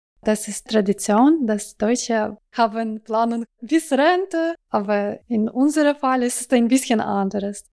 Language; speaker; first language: German; non-native, learner; Russian